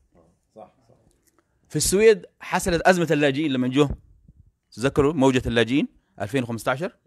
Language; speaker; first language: Arabic; non-native, fluent; Afar